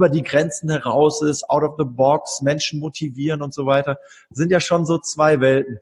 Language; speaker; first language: German; native; German